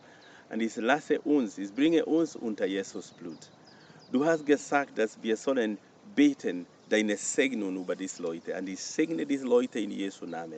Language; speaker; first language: German; non-native, fluent; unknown